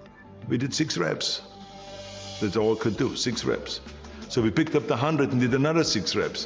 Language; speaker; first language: English; non-native, fluent; German